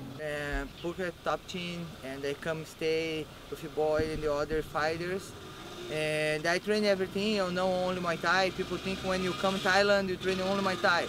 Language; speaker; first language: English; non-native, learner; Portuguese